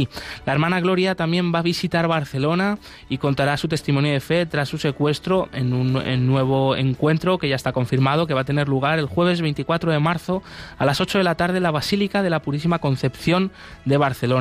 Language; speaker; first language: Spanish; native; Spanish